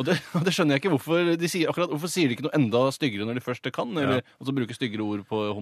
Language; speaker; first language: Norwegian; native; Norwegian